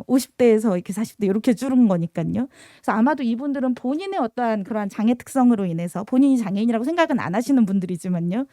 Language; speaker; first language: Korean; native; Korean